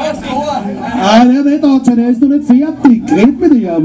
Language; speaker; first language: German; native; German